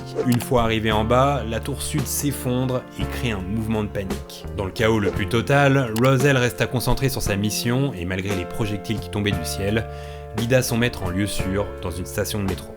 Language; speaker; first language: French; native; French